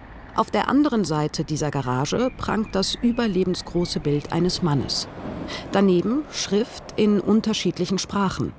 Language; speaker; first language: German; native; German